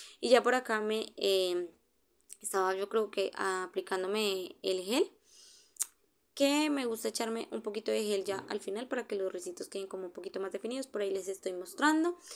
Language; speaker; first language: Spanish; native; Spanish